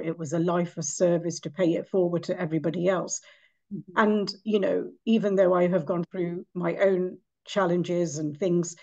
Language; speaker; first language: English; native; English